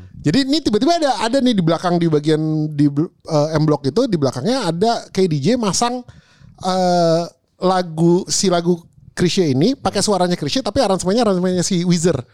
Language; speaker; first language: Indonesian; native; Indonesian